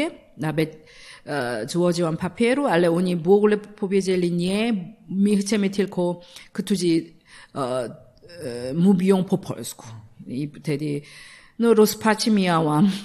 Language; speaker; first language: Polish; non-native, learner; Korean